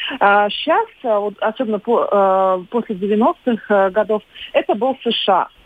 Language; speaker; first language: Russian; non-native, local second language; Latvian